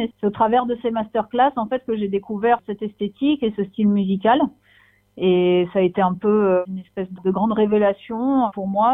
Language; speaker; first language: French; native; French